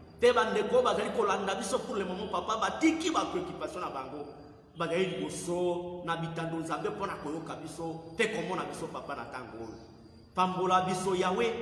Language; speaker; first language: Lingala; native; Lingala